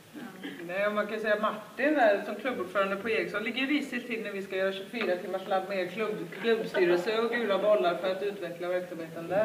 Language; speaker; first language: Swedish; native; Swedish